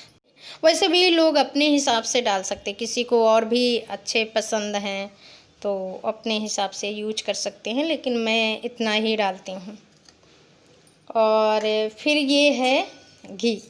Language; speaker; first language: Hindi; native; Hindi